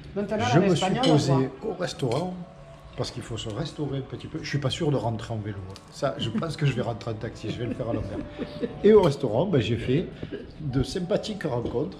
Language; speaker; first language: French; native; French